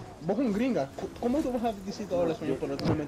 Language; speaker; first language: Spanish; early bilingual, heritage; Spanish